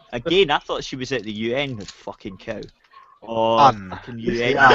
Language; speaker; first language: English; native; English